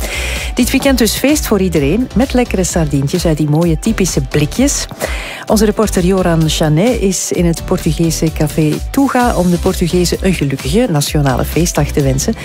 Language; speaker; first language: Dutch; native; Dutch